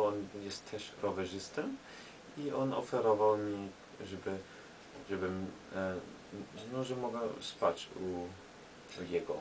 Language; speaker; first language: Polish; non-native, learner; German